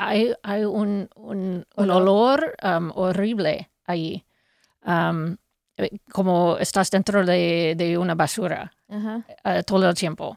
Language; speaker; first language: Spanish; non-native, fluent; English